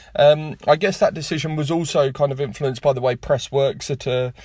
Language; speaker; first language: English; native; English